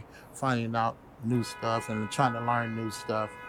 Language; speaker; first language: English; native; English